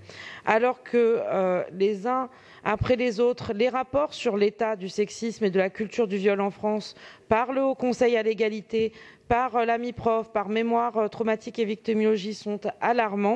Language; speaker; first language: French; native; French